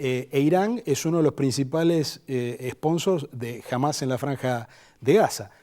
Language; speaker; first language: Spanish; native; Spanish